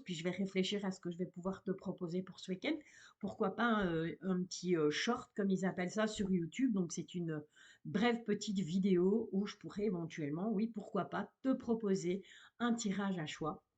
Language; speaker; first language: French; native; French